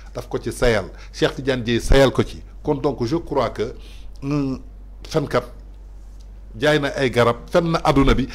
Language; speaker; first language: Wolof; native; Wolof